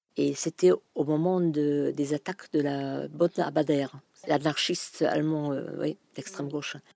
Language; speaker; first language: French; non-native, fluent; German